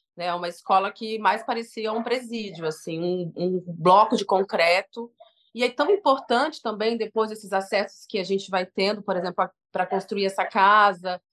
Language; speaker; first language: Portuguese; native; Portuguese